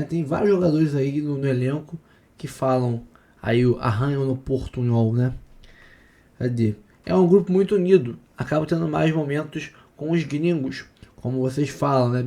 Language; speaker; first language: Portuguese; native; Portuguese